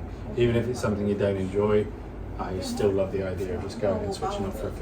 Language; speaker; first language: English; native; English